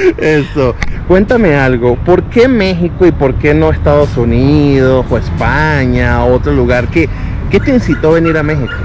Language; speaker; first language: Spanish; native; Spanish